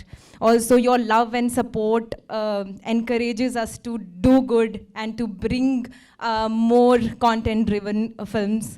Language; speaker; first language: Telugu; non-native, fluent; Hindi